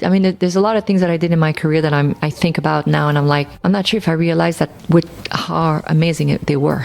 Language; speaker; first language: English; non-native, local second language; French